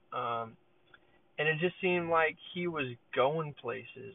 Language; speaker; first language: English; native; English